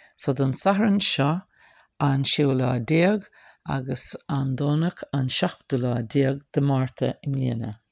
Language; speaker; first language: Irish; non-native, local second language; English